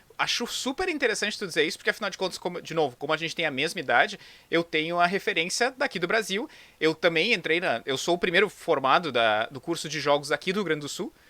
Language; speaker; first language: Portuguese; native; Portuguese